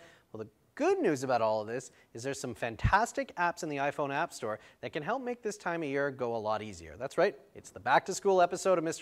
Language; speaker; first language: English; native; English